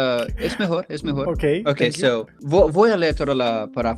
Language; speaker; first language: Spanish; non-native, learner; English